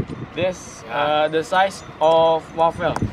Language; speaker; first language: English; non-native, learner; Indonesian